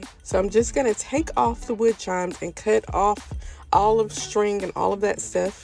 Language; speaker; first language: English; native; English